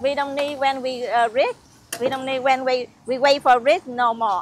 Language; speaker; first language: English; non-native, learner; Vietnamese